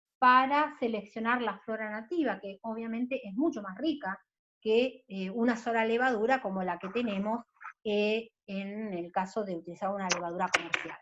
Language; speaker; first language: Spanish; native; Spanish